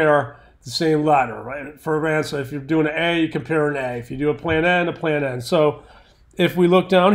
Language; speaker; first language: English; native; English